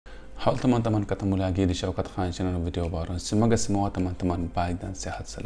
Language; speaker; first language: Indonesian; non-native, fluent; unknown